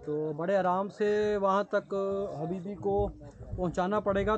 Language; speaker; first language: Hindi; non-native, local second language; Punjabi